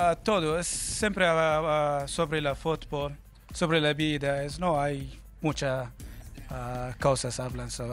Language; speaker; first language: Spanish; non-native, learner; Arabic